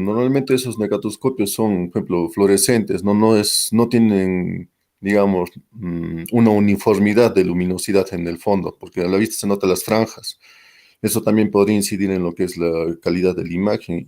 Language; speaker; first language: Spanish; native; Spanish